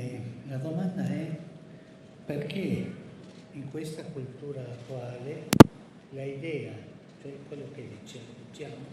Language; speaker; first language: Italian; early bilingual, heritage; Spanish